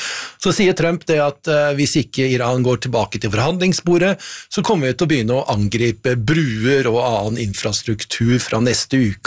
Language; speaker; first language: Norwegian; native; Norwegian